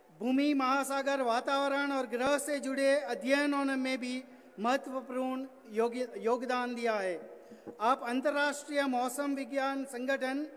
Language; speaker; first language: Hindi; non-native, local second language; Gujarati